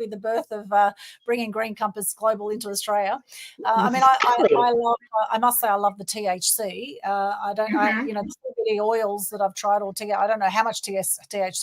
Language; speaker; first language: English; native; English